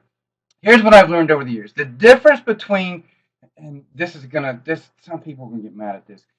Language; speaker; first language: English; native; English